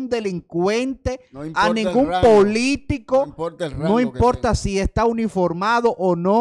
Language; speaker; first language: Spanish; native; Spanish